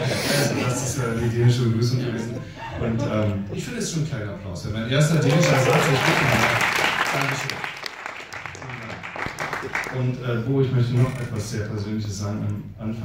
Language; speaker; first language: German; native; German